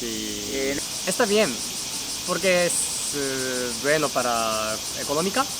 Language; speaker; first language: Spanish; non-native, learner; Japanese